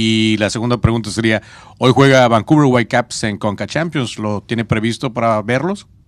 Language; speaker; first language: Spanish; native; Spanish